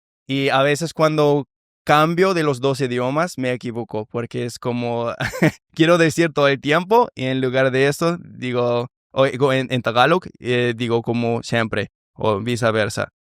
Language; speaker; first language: Spanish; non-native, fluent; English